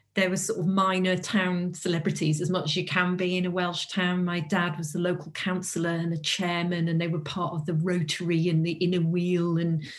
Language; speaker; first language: English; native; English